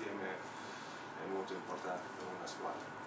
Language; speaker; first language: Italian; non-native, fluent; Slovenian